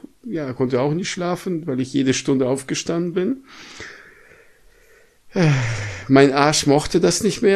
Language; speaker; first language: German; early bilingual, other home language; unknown